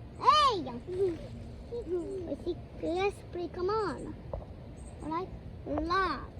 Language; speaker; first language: English; early bilingual, other home language; Bangla